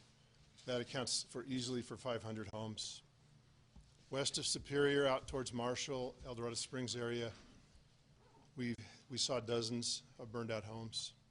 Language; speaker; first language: English; native; English